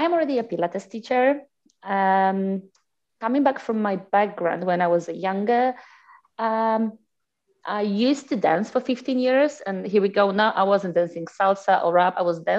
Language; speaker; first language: English; non-native, fluent; Polish